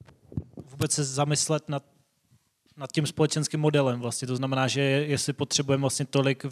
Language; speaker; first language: Czech; native; Czech